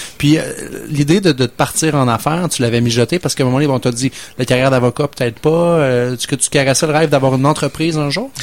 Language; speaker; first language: French; native; French